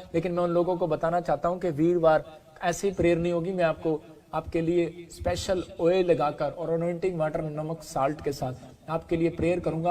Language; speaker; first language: Hindi; non-native, local second language; Punjabi